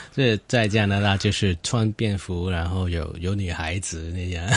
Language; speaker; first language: Chinese; non-native, fluent; Cantonese